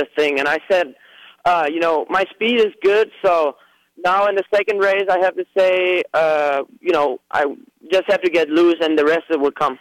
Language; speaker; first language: English; non-native, fluent; German